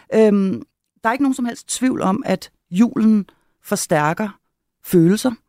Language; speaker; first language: Danish; native; Danish